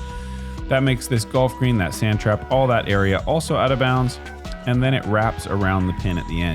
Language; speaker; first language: English; native; English